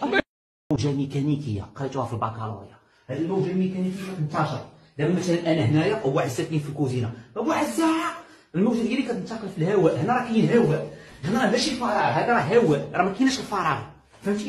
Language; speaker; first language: Arabic; native; Arabic